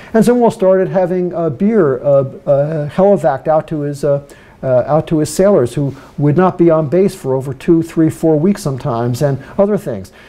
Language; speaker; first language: English; native; English